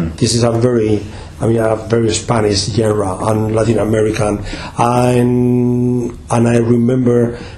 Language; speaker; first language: English; non-native, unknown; Spanish